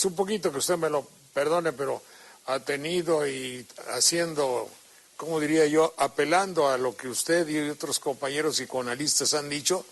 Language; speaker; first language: Spanish; native; Spanish